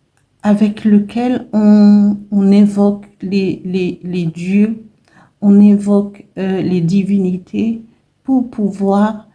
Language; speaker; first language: French; native; French